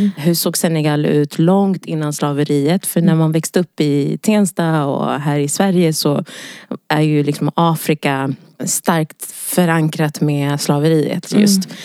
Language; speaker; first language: Swedish; early bilingual, other home language; Wolof